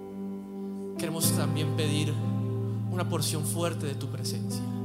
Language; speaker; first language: Spanish; native; Spanish